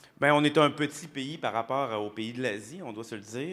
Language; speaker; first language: French; native; French